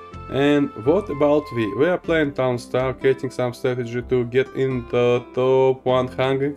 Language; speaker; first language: English; non-native, learner; Russian